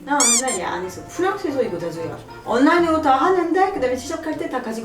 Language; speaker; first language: Korean; non-native, learner; French